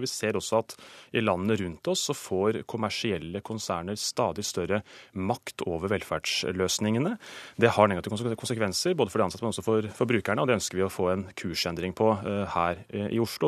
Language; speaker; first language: Norwegian; native; Norwegian